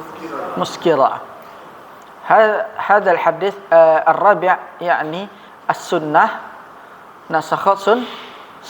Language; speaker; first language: Arabic; non-native, fluent; Indonesian